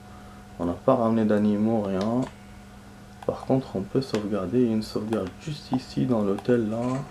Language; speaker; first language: French; native; French